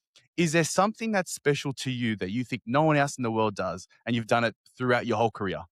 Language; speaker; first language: English; native; English